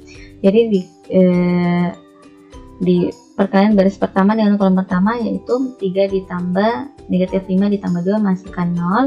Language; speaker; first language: Indonesian; native; Indonesian